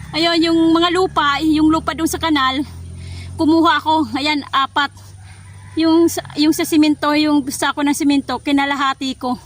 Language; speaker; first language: Filipino; non-native, local second language; Waray